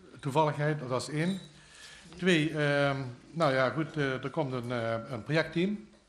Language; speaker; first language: Dutch; native; Dutch